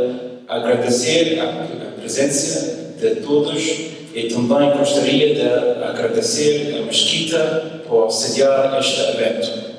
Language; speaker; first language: Portuguese; early bilingual, heritage; English